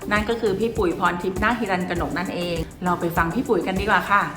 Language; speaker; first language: Thai; native; Thai